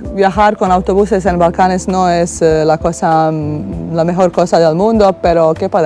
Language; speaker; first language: Spanish; non-native, fluent; Bosnian